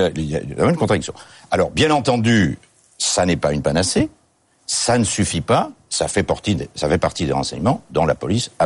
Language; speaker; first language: French; native; French